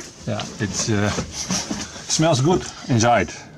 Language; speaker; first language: English; non-native, learner; Dutch